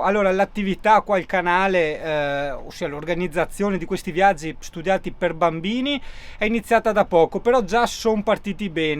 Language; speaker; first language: Italian; native; Italian